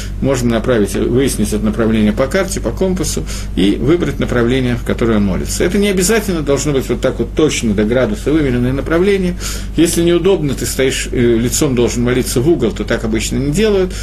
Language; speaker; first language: Russian; native; Russian